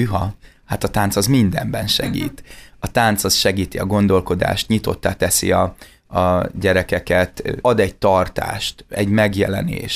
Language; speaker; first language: Hungarian; native; Hungarian